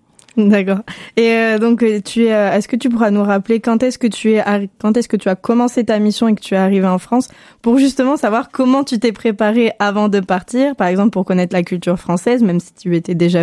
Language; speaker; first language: French; native; French